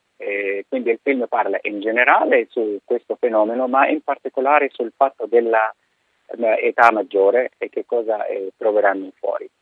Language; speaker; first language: Italian; non-native, fluent; Arabic